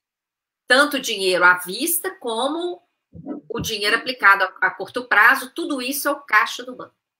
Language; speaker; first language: Portuguese; native; Portuguese